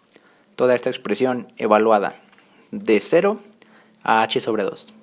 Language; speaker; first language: Spanish; native; Spanish